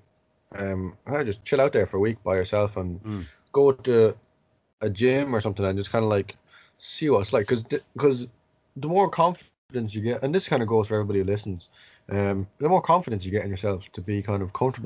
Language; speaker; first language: English; native; English